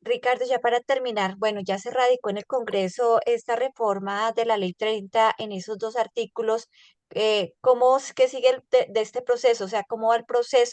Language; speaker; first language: Spanish; native; Spanish